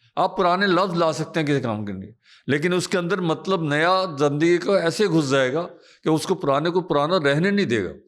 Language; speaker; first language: Urdu; non-native, local second language; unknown